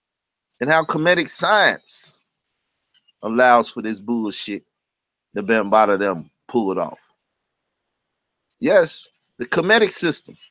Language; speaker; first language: English; native; English